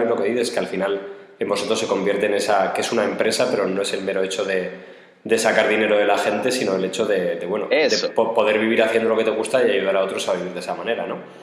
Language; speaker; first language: Spanish; native; Spanish